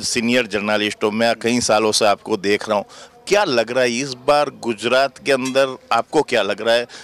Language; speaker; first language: Hindi; non-native, local second language; Gujarati